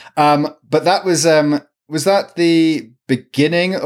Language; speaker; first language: English; native; English